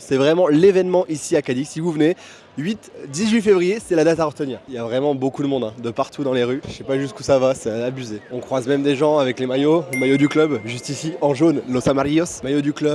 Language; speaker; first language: French; native; French